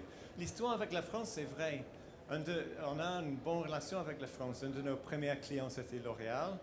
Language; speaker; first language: French; non-native, fluent; English